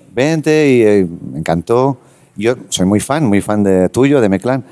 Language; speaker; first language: Spanish; native; Spanish